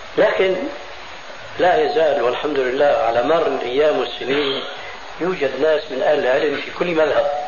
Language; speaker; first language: Arabic; early bilingual, other home language; Albanian